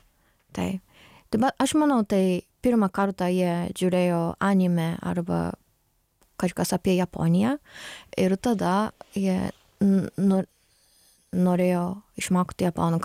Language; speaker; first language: Lithuanian; non-native, learner; Japanese